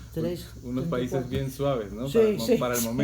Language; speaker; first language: Spanish; native; Spanish